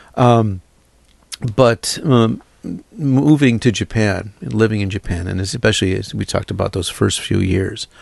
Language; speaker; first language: English; native; English